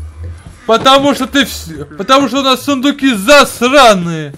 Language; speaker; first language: Russian; native; Russian